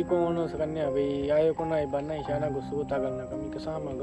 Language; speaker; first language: Filipino; non-native, learner; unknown